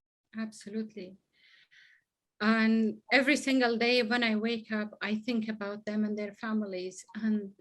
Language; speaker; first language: English; non-native, fluent; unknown